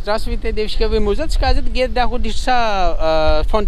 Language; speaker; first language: Russian; non-native, learner; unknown